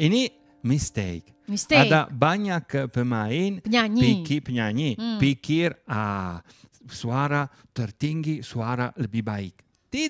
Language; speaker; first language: Indonesian; non-native, learner; Italian